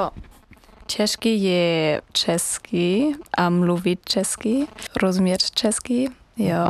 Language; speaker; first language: Czech; non-native, learner; German